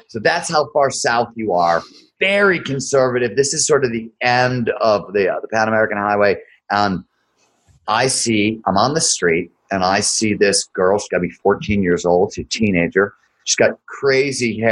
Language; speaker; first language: English; native; English